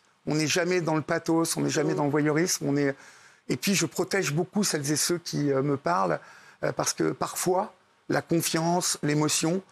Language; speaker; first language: French; native; French